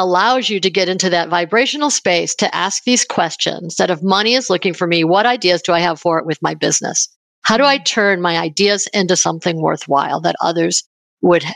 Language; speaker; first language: English; native; English